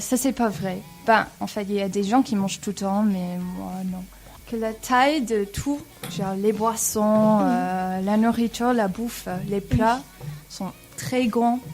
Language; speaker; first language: French; non-native, fluent; English